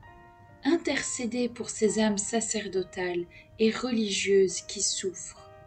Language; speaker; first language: French; native; French